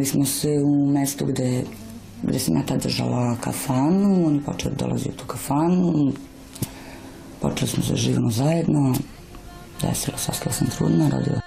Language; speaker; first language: Bosnian; native; Bosnian